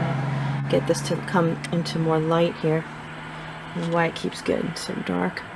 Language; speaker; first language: English; native; English